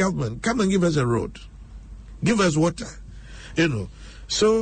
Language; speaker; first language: English; non-native, local second language; Akan